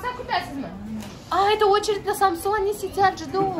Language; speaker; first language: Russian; native; Russian